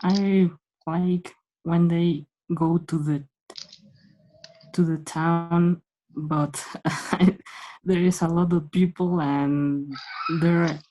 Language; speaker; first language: English; non-native, learner; Spanish